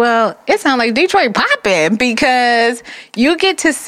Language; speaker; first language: English; early bilingual, other home language; Jamaican Creole English